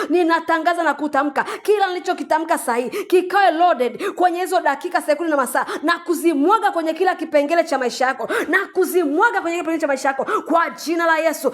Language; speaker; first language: Swahili; native; Swahili